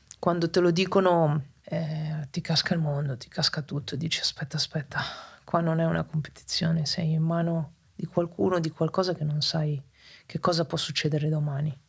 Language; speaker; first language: Italian; native; Italian